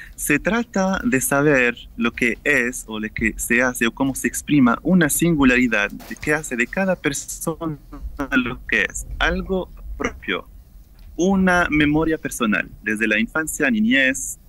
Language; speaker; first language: Spanish; non-native, fluent; English